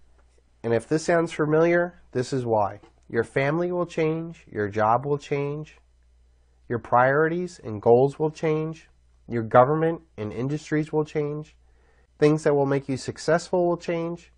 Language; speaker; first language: English; native; English